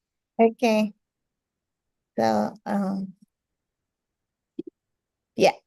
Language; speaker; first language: English; non-native, fluent; Indonesian